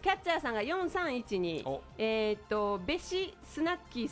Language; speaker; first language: Japanese; native; Japanese